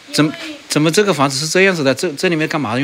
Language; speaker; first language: Chinese; native; Chinese